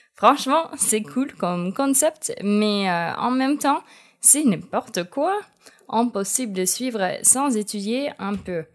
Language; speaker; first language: French; non-native, fluent; English